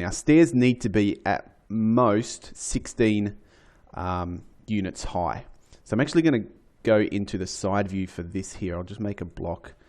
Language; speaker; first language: English; native; English